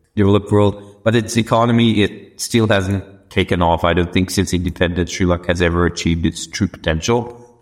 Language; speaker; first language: English; non-native, local second language; Sinhala